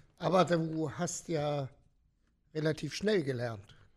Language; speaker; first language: German; native; German